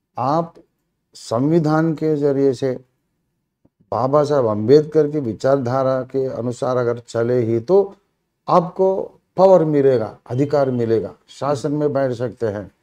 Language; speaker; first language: Hindi; non-native, local second language; Telugu